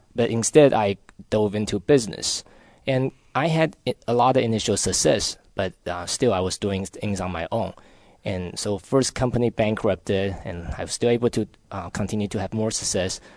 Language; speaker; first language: English; early bilingual, other home language; Chinese